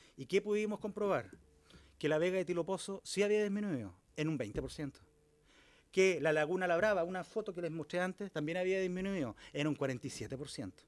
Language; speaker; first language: Spanish; native; Spanish